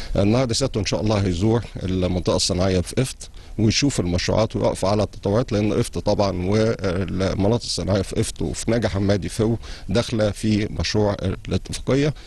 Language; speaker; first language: Arabic; native; Arabic